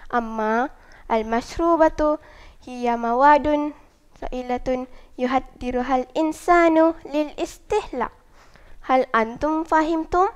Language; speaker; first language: Arabic; non-native, learner; Malay